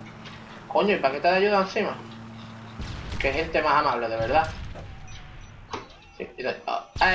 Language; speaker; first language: Spanish; native; Spanish